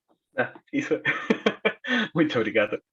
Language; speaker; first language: Portuguese; non-native, learner; Spanish